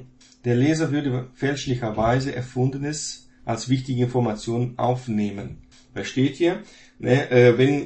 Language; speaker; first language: German; non-native, fluent; Portuguese